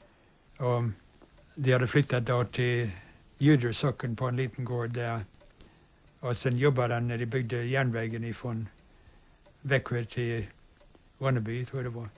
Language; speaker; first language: Swedish; early bilingual, heritage; English